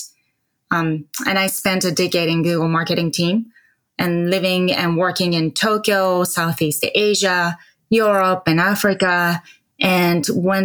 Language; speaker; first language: English; non-native, fluent; Japanese